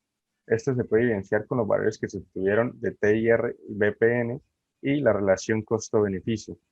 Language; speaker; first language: Spanish; native; Spanish